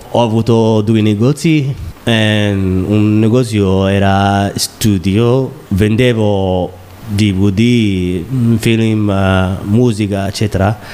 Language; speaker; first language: Italian; non-native, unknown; Somali